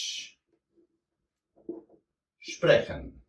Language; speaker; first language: German; non-native, fluent; Portuguese